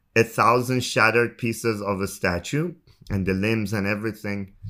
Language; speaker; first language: English; non-native, fluent; Persian